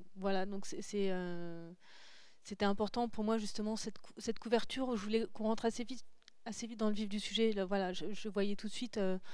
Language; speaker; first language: French; native; French